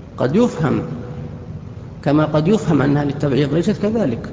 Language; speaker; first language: Arabic; native; Arabic